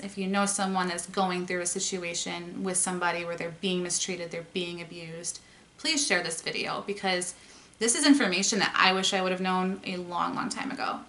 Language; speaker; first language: English; native; English